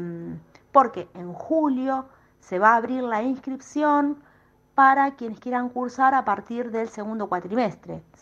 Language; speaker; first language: Spanish; native; Spanish